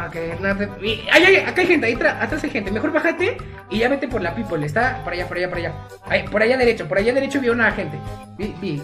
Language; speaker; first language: Spanish; native; Spanish